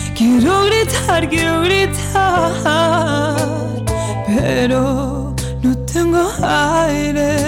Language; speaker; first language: Spanish; native; Spanish